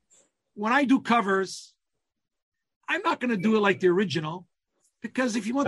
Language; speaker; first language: English; non-native, fluent; Italian